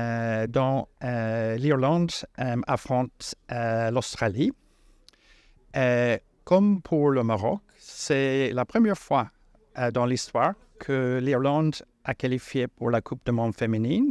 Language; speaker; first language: French; non-native, fluent; English